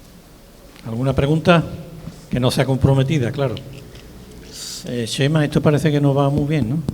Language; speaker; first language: Spanish; native; Spanish